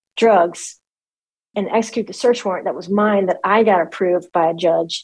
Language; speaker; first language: English; native; English